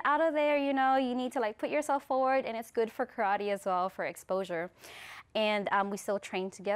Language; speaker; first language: English; non-native, local second language; Filipino